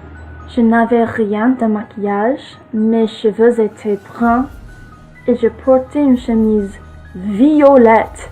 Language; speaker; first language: French; non-native, learner; English